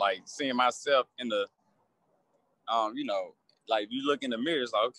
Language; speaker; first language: English; native; English